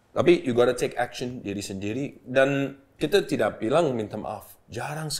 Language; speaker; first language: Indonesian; non-native, learner; English